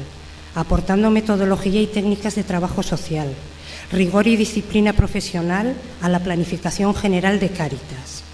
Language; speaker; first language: Spanish; native; Spanish